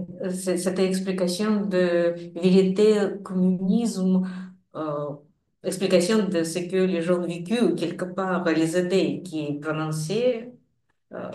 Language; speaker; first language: French; non-native, fluent; Russian